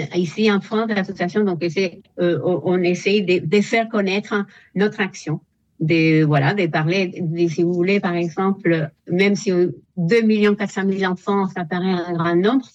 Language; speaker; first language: French; non-native, fluent; Spanish